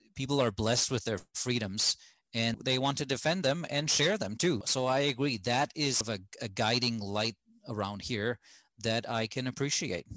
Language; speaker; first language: English; non-native, fluent; German